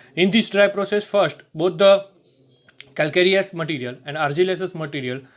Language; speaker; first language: English; non-native, local second language; Gujarati